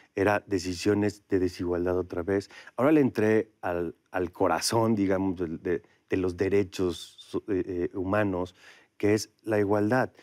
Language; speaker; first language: Spanish; native; Spanish